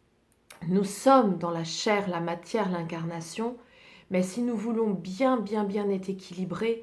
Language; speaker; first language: French; native; French